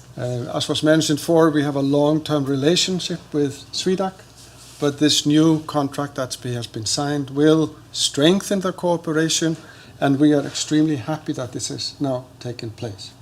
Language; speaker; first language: English; non-native, fluent; Icelandic